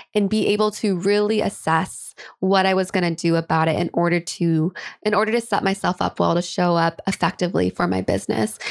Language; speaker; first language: English; native; English